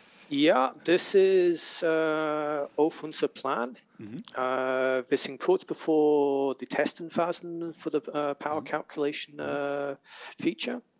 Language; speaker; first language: German; non-native, learner; English